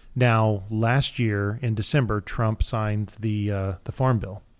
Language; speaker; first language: English; native; English